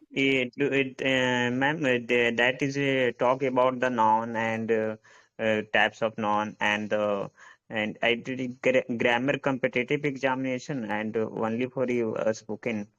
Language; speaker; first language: English; non-native, learner; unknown